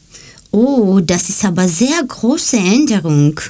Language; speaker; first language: German; non-native, learner; Japanese